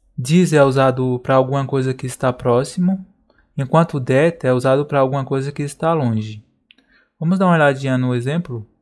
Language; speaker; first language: Portuguese; native; Portuguese